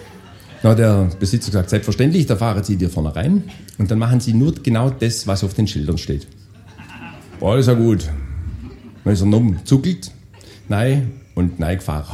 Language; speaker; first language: German; native; German